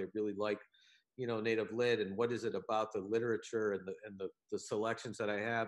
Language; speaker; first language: English; native; English